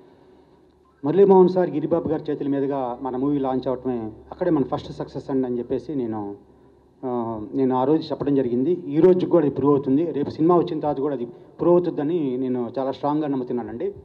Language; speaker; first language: Telugu; native; Telugu